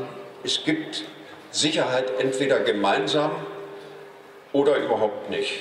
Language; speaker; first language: German; native; German